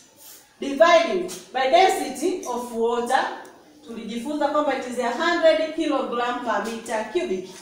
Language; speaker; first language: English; non-native, local second language; Swahili